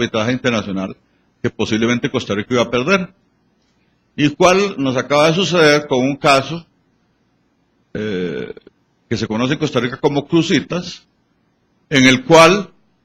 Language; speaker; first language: Spanish; native; Spanish